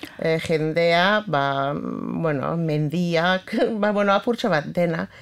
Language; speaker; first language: Basque; non-native, fluent; Finnish